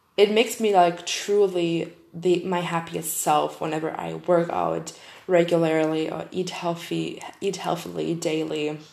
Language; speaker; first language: English; non-native, fluent; German